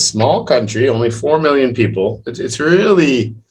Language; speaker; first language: English; non-native, fluent; French